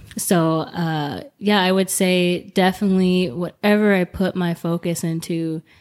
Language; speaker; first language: English; native; English